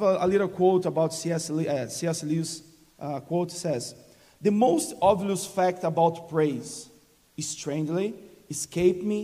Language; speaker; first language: English; non-native, learner; Portuguese